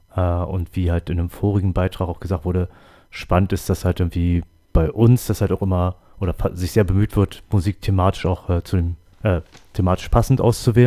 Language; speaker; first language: German; native; German